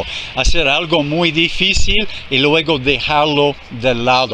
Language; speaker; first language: Spanish; non-native, fluent; English